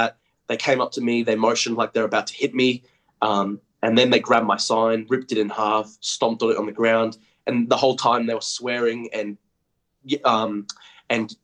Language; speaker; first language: English; native; English